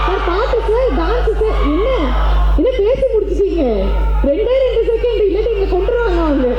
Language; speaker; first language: Tamil; native; Tamil